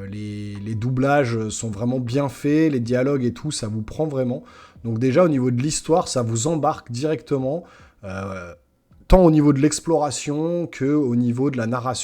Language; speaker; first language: French; native; French